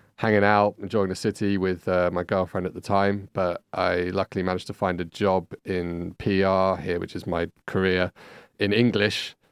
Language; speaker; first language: English; native; English